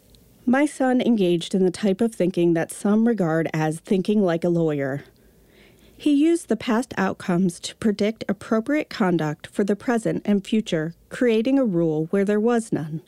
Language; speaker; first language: English; native; English